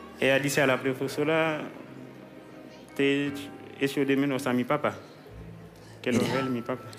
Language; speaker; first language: Spanish; non-native, learner; Haitian Creole